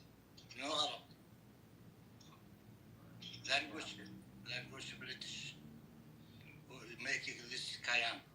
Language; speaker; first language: English; non-native, learner; Arabic